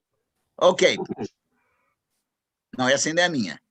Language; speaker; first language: Portuguese; native; Portuguese